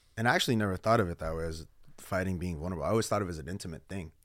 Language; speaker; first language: English; early bilingual, other home language; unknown